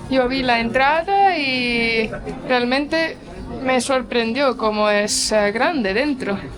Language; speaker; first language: Spanish; non-native, fluent; Portuguese